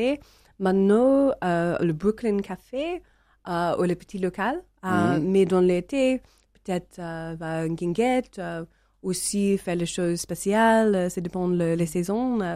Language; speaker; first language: French; non-native, learner; English